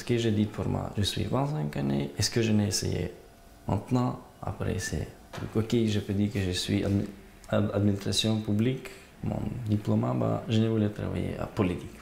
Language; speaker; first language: French; non-native, learner; Gagauz